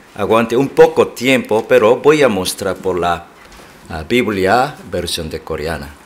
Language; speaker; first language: Spanish; non-native, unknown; Korean